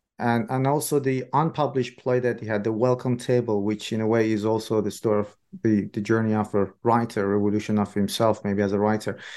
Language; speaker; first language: English; non-native, fluent; Persian